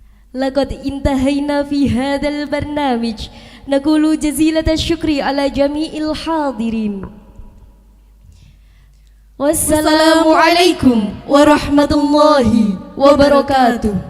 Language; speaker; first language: Arabic; non-native, learner; Indonesian